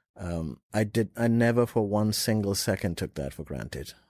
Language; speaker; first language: English; non-native, local second language; Urdu